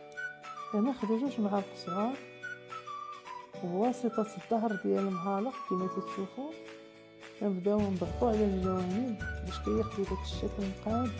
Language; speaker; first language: Arabic; native; Arabic